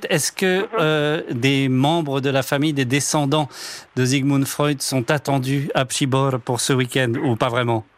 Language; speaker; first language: French; native; French